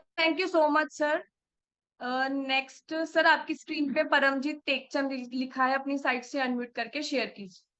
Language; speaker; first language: Hindi; non-native, local second language; Punjabi